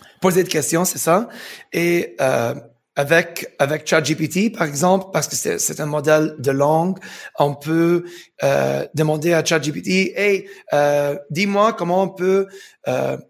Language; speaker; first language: French; early bilingual, heritage; French